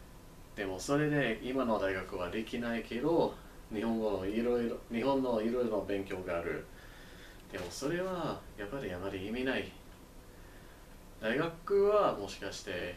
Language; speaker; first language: Japanese; non-native, learner; English